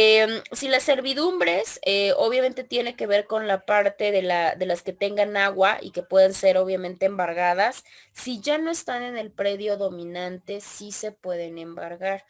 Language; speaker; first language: Spanish; native; Spanish